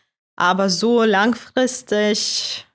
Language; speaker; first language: German; non-native, fluent; Croatian